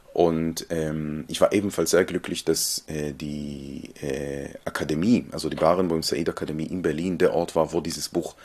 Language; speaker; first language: German; non-native, fluent; Hebrew